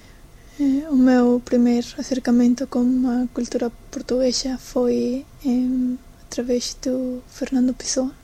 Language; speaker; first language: Portuguese; non-native, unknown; Spanish